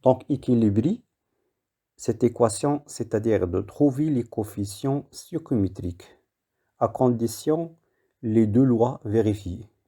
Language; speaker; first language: French; non-native, local second language; Arabic